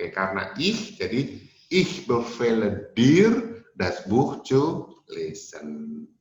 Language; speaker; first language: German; non-native, fluent; Indonesian